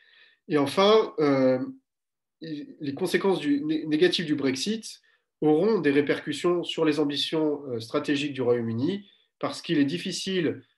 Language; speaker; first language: French; native; French